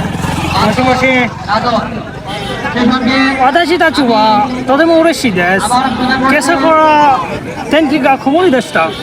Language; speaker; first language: Japanese; non-native, learner; Bangla